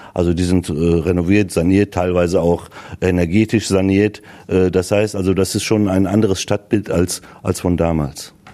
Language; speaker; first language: German; early bilingual, other home language; Turkish